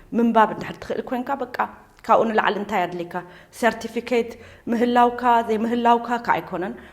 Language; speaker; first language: Tigrinya; early bilingual, heritage; Tigrinya